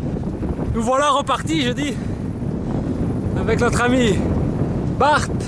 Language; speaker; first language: French; native; French